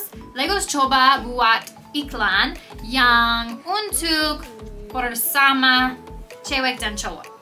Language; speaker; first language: Indonesian; non-native, learner; English